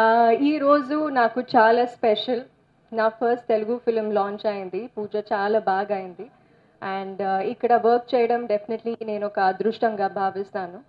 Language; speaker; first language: Telugu; non-native, learner; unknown